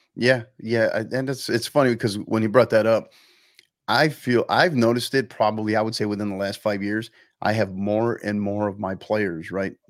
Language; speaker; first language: English; native; English